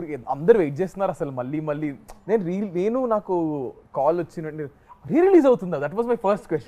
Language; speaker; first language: Telugu; native; Telugu